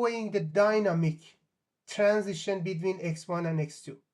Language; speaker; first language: English; non-native, fluent; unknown